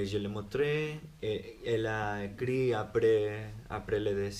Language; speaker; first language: French; non-native, learner; Spanish